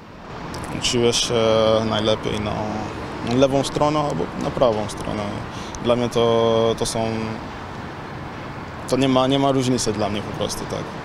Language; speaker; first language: Polish; non-native, fluent; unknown